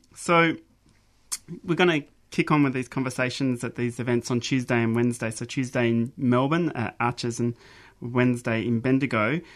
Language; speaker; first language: English; native; English